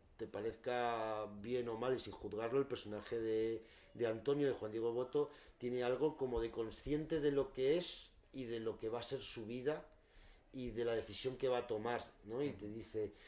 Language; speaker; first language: Spanish; native; Spanish